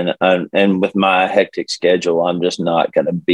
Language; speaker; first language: English; native; English